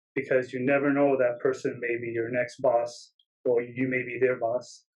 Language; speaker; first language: English; native; English